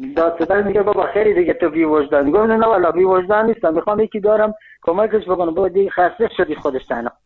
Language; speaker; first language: Persian; non-native, local second language; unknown